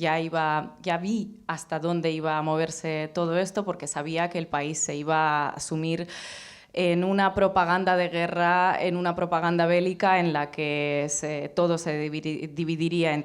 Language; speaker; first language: Spanish; non-native, fluent; Russian